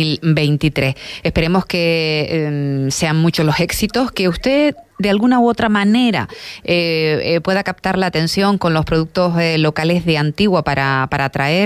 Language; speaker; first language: Spanish; native; Spanish